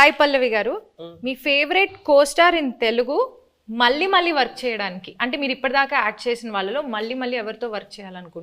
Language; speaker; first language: Telugu; native; Telugu